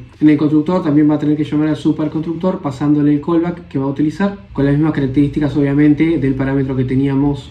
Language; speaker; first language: Spanish; native; Spanish